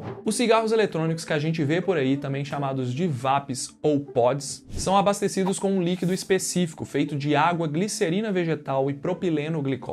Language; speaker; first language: Portuguese; native; Portuguese